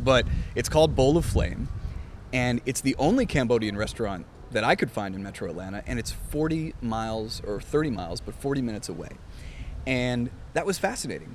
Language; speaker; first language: English; native; English